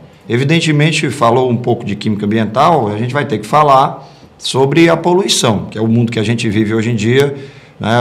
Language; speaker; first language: Portuguese; native; Portuguese